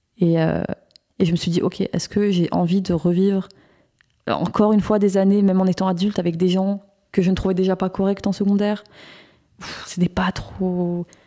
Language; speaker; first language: French; native; French